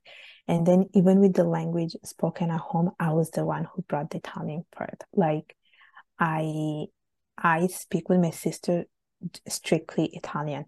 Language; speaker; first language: English; non-native, fluent; Italian